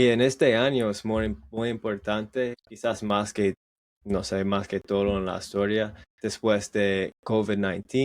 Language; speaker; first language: Spanish; non-native, learner; English